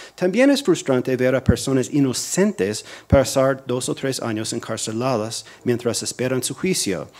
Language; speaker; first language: Spanish; non-native, fluent; English